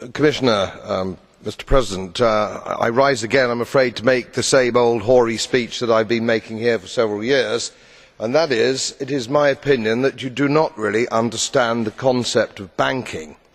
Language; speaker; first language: English; native; English